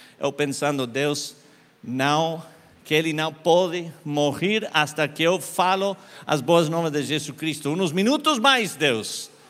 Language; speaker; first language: Portuguese; non-native, learner; Spanish